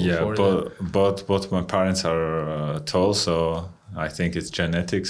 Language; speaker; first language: English; non-native, fluent; Georgian